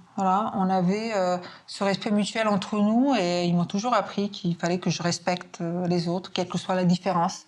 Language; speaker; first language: French; non-native, fluent; Serbian